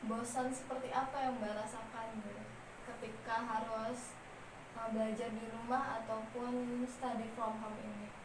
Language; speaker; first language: Indonesian; native; Indonesian